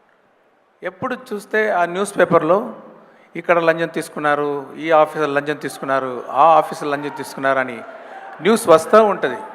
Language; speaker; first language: Telugu; non-native, local second language; Tamil